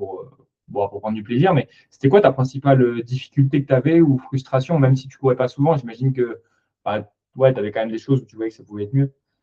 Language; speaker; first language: French; native; French